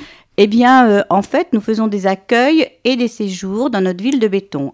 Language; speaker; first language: French; native; French